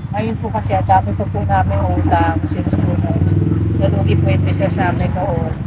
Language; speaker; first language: Filipino; native; Filipino